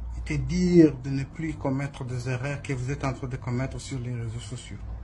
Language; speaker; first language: French; non-native, local second language; Lingala